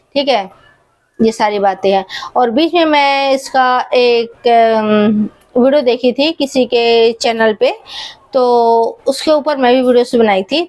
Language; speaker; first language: Hindi; native; Hindi